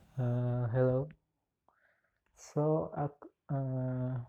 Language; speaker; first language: English; non-native, learner; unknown